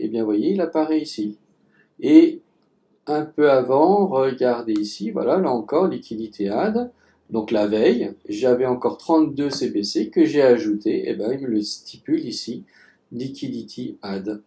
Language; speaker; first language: French; native; French